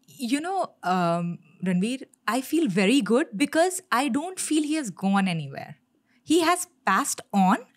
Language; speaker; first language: Hindi; native; Hindi